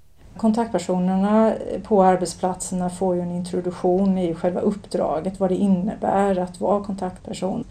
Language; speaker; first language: Swedish; native; Swedish